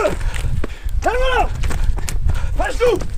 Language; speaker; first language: French; native; French